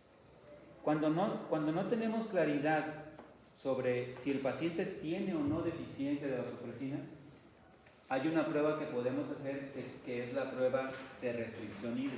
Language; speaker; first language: Spanish; native; Spanish